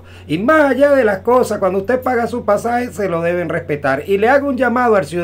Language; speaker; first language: Spanish; native; Spanish